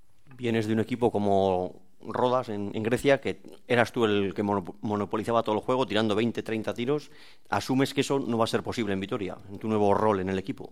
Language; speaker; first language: Spanish; native; Spanish